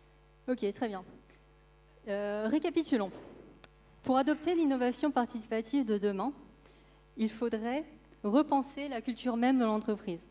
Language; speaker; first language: French; native; French